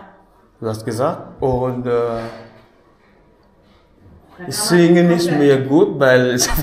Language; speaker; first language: German; non-native, learner; Filipino